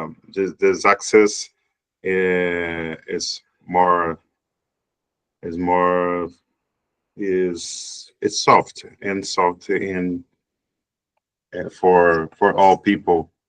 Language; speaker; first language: English; non-native, learner; Portuguese